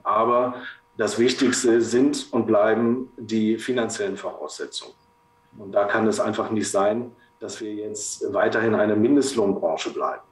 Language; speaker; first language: German; native; German